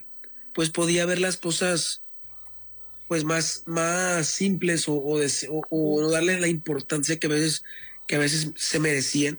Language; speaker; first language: Spanish; native; Spanish